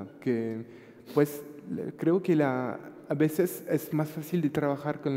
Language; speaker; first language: Spanish; non-native, fluent; French